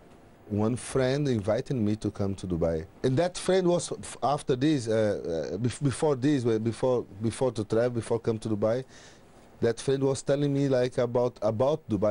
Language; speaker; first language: English; non-native, learner; Portuguese